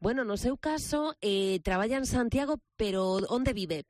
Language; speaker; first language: Spanish; native; Spanish